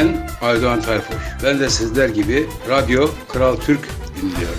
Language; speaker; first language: Turkish; native; Turkish